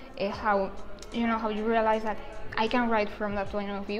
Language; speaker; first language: English; non-native, fluent; Spanish